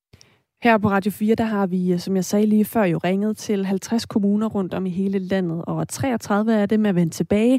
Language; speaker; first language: Danish; native; Danish